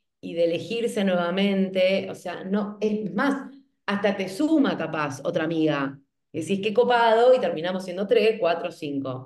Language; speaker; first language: Spanish; native; Spanish